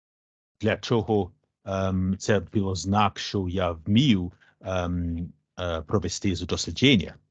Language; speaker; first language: Ukrainian; non-native, learner; English